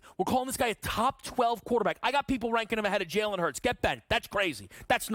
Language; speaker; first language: English; native; English